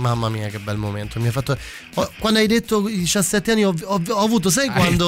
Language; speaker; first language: Italian; native; Italian